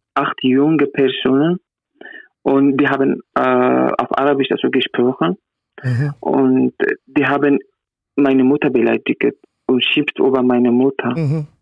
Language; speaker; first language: German; non-native, learner; Arabic